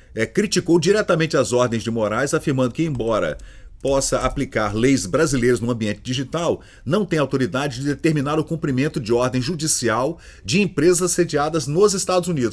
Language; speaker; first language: Portuguese; native; Portuguese